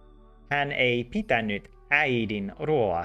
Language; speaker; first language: Finnish; non-native, learner; English